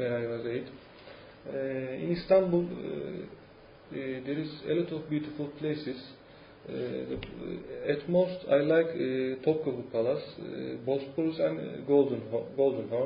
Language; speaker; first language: English; non-native, learner; Turkish